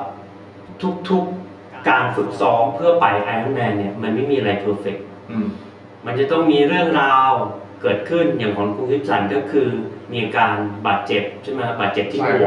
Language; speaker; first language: Thai; native; Thai